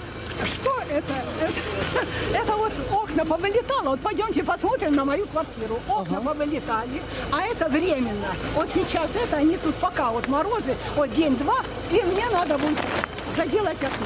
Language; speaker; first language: Russian; native; Russian